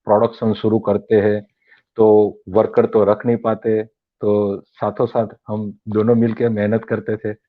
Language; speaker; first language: Hindi; non-native, local second language; Gujarati